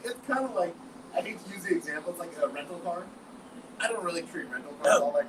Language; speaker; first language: English; native; English